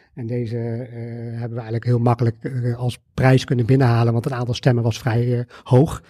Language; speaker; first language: Dutch; native; Dutch